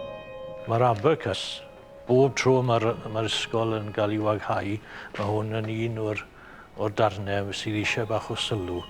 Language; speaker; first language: Welsh; native; Welsh